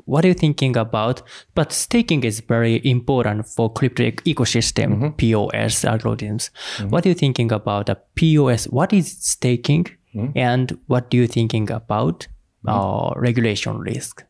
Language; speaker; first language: English; non-native, learner; Japanese